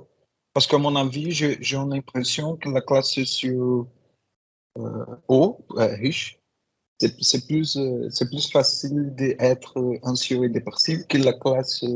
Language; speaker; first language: French; non-native, fluent; Portuguese